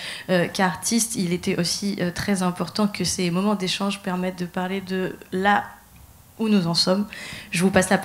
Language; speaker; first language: French; native; French